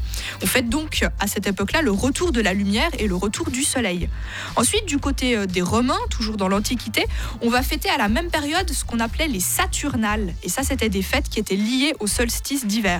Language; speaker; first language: French; native; French